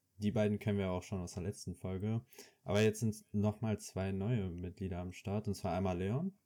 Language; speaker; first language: German; native; German